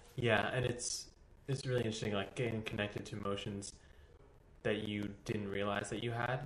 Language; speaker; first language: English; early bilingual, other home language; Spanish